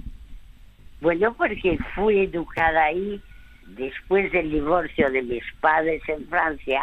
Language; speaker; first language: Spanish; early bilingual, other home language; French